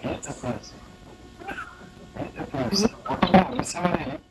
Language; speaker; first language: Russian; non-native, learner; Uzbek